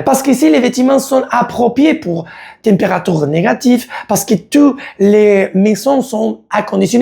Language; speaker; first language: French; non-native, learner; Spanish